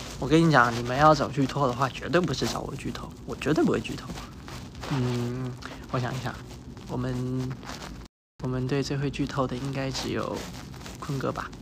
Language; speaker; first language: Chinese; early bilingual, heritage; Chinese